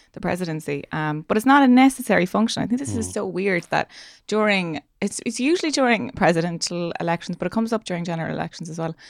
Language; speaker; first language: English; native; English